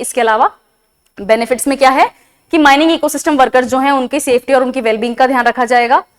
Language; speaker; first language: Hindi; native; Hindi